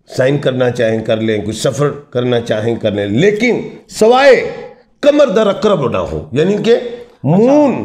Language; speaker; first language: Urdu; non-native, local second language; Punjabi